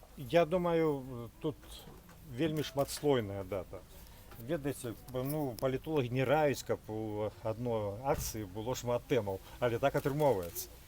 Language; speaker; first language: Belarusian; native; Belarusian